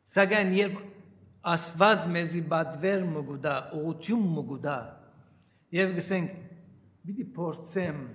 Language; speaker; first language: Armenian; early bilingual, heritage; Armenian